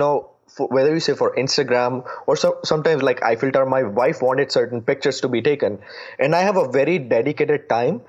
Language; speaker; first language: English; non-native, local second language; Gujarati